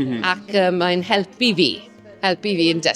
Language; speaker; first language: Welsh; non-native, local second language; English